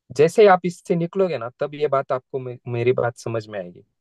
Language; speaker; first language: Hindi; non-native, local second language; Marathi